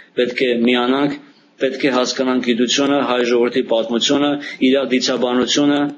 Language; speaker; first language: Armenian; early bilingual, heritage; Armenian